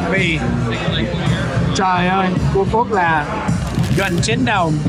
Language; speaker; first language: Vietnamese; non-native, fluent; English